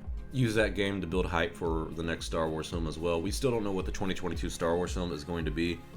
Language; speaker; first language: English; native; English